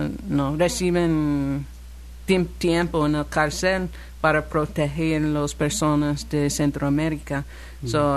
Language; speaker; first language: Spanish; non-native, learner; English